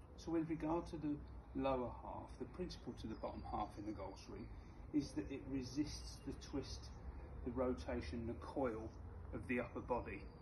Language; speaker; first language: English; native; English